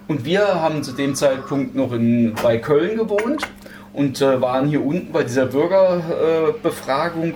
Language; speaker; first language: German; native; German